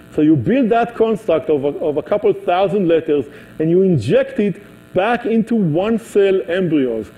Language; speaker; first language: English; non-native, fluent; Hebrew